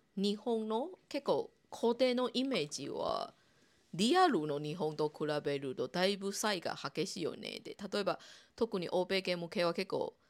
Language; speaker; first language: Japanese; non-native, fluent; Chinese